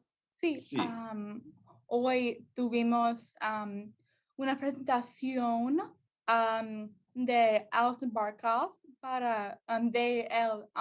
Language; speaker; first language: Spanish; non-native, learner; English